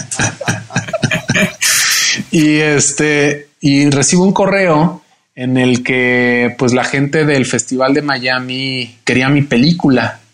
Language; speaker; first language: Spanish; native; Spanish